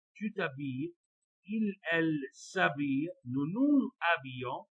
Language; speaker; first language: French; non-native, fluent; Arabic